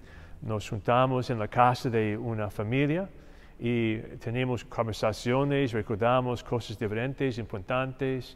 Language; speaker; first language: Spanish; non-native, fluent; English